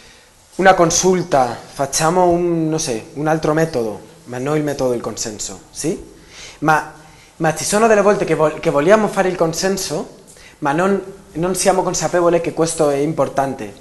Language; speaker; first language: Italian; non-native, learner; Spanish